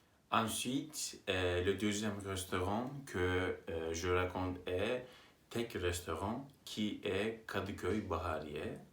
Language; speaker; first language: French; non-native, learner; Turkish